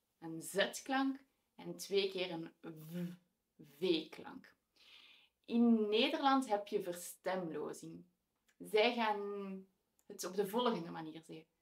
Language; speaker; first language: Dutch; native; Dutch